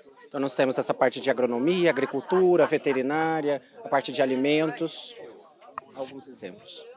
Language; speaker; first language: Portuguese; native; Portuguese